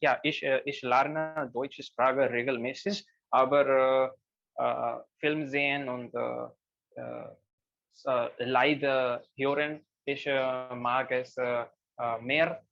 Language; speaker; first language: German; non-native, learner; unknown